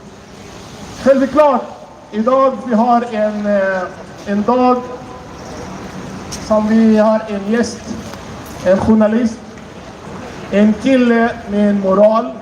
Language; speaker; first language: Swedish; non-native, fluent; Arabic